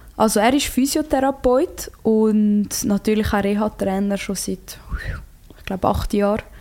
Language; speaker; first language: German; early bilingual, other home language; Croatian